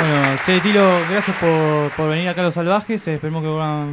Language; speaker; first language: Spanish; native; Spanish